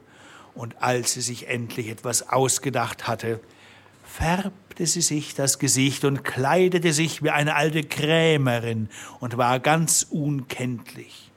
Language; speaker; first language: German; native; German